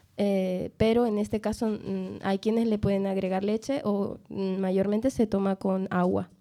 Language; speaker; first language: Spanish; native; Spanish